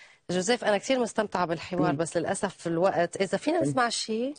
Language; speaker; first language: Arabic; native; Arabic